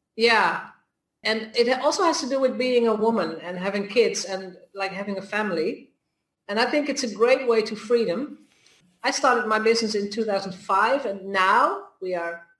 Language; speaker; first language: English; non-native, fluent; Dutch